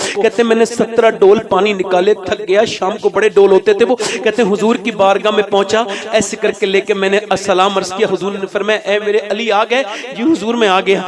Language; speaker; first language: Urdu; native; Urdu